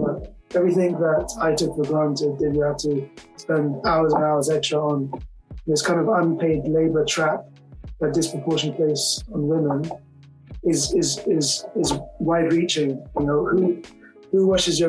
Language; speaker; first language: English; native; English